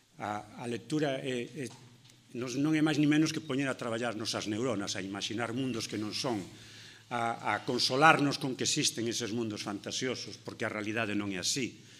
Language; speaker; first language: Galician; non-native, local second language; Spanish